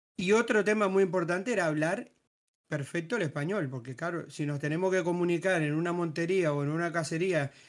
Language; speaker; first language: Spanish; native; Spanish